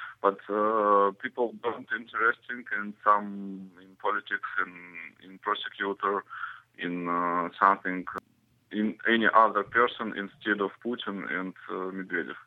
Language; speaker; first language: English; non-native, learner; Russian